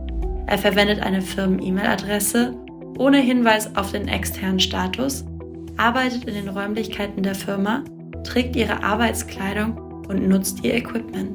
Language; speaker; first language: German; native; German